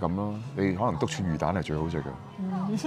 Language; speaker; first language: Cantonese; native; Cantonese